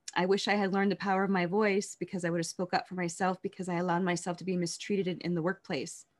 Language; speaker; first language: English; native; English